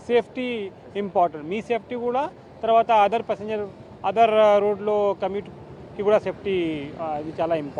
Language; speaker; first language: Telugu; non-native, local second language; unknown